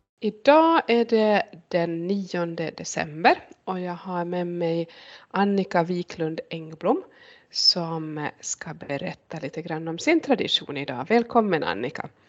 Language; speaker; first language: Swedish; native; Swedish